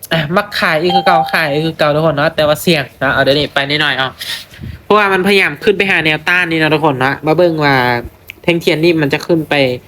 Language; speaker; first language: Thai; non-native, local second language; Lao